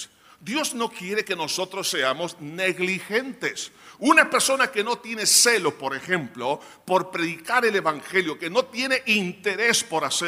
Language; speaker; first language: Spanish; native; Spanish